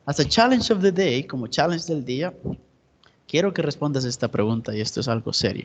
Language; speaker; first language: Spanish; native; Spanish